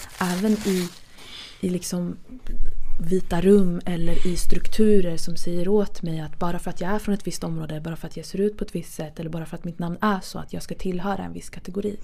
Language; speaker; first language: Swedish; early bilingual, other home language; Kurdish